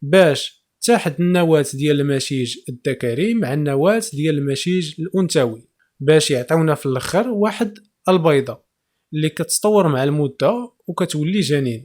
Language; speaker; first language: Arabic; native; Arabic